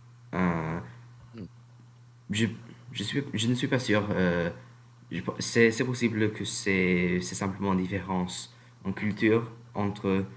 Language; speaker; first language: French; non-native, learner; English